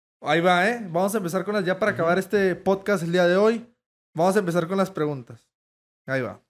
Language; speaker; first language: Spanish; native; Spanish